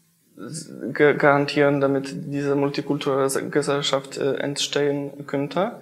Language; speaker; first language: German; non-native, fluent; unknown